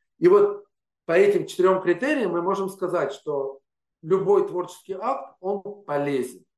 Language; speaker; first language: Russian; native; Russian